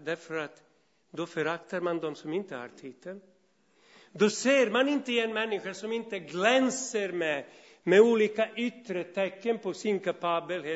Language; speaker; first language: Swedish; non-native, fluent; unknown